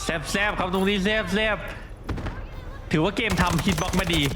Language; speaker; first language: Thai; native; Thai